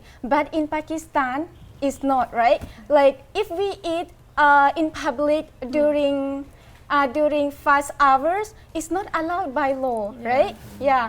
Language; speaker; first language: English; non-native, fluent; Thai